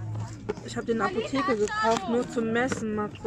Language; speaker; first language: German; native; German